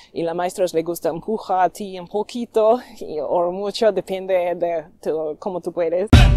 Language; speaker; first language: Spanish; non-native, learner; English